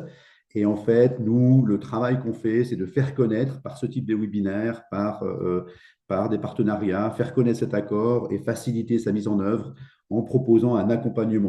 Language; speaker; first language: French; native; French